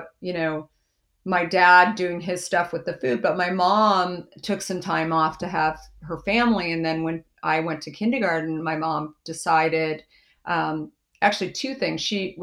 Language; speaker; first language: English; native; English